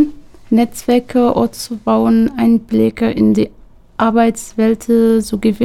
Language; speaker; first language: German; non-native, local second language; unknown